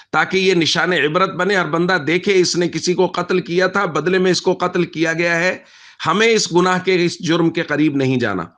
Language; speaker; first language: Urdu; native; Urdu